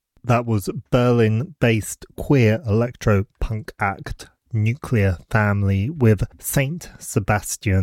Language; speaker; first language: English; native; English